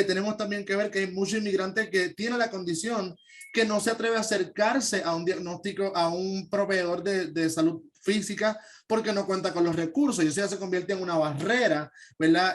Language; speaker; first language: Spanish; native; Spanish